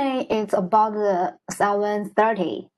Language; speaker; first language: English; non-native, learner; Chinese